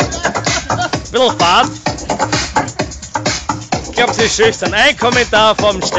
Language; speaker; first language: German; native; German